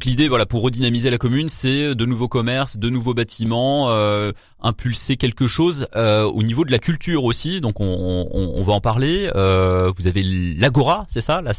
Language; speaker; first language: French; native; French